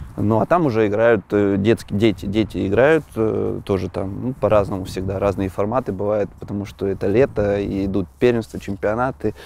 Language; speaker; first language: Russian; native; Russian